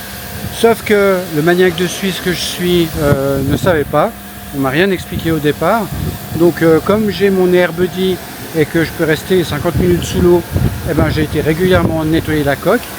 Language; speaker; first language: French; native; French